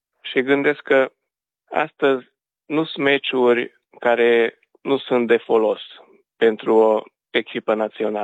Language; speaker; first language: Romanian; non-native, local second language; Hungarian